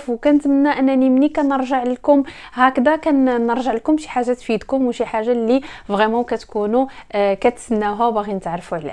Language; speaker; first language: Arabic; native; Arabic